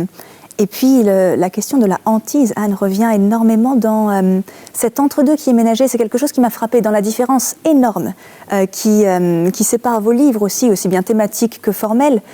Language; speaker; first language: French; native; French